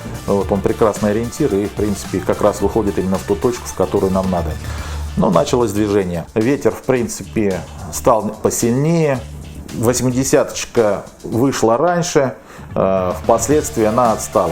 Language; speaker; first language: Russian; native; Russian